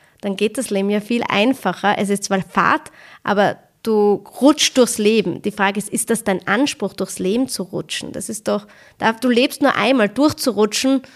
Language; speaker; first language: German; early bilingual, other home language; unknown